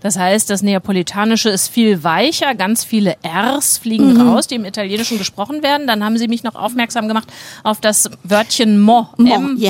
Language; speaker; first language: German; native; German